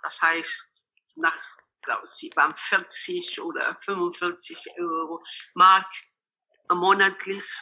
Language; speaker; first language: German; non-native, local second language; Spanish